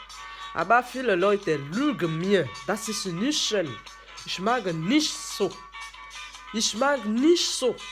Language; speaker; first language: German; non-native, learner; French